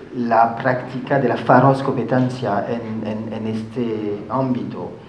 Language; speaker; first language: Spanish; non-native, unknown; French